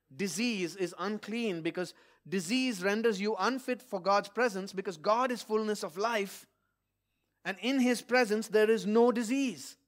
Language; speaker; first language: English; non-native, local second language; Malayalam